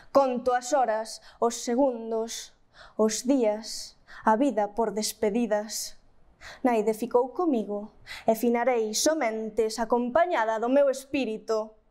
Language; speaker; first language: Galician; native; Galician